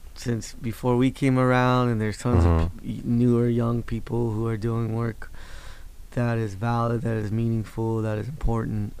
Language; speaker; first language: English; native; English